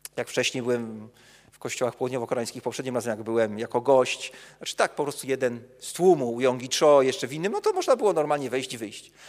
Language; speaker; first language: Polish; native; Polish